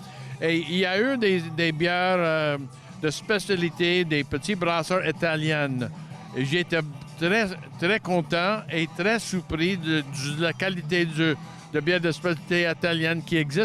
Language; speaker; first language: French; non-native, local second language; English